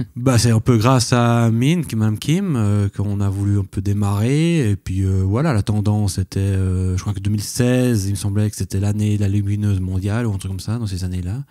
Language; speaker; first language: French; native; French